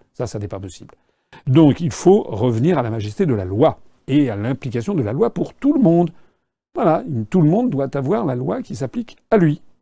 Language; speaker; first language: French; native; French